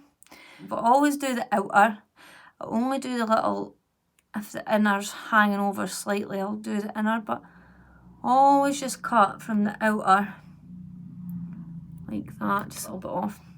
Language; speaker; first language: English; native; English